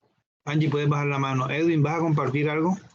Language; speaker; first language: Spanish; native; Spanish